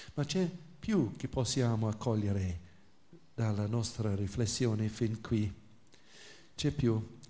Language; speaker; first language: Italian; non-native, fluent; English